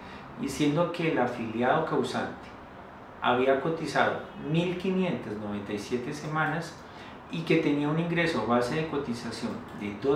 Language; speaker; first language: Spanish; native; Spanish